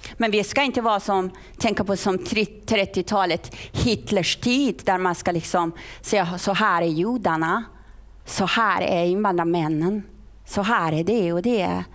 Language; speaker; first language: Swedish; non-native, fluent; Persian